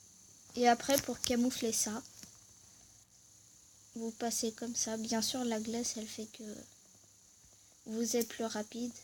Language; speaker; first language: French; native; French